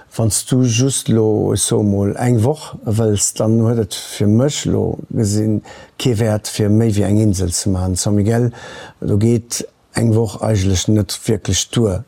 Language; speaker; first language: Luxembourgish; early bilingual, other home language; Portuguese